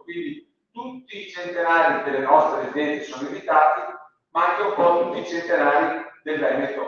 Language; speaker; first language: Italian; native; Italian